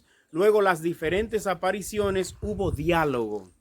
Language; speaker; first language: Spanish; native; Spanish